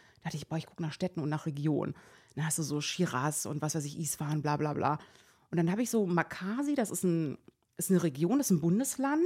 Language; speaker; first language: German; early bilingual, other home language; Persian